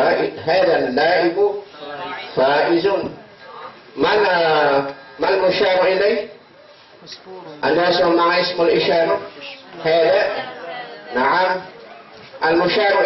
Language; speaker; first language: Arabic; non-native, fluent; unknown